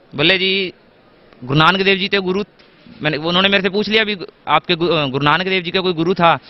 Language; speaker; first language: Hindi; native; Hindi